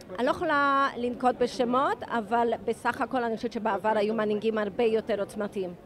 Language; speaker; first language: Hebrew; native; Hebrew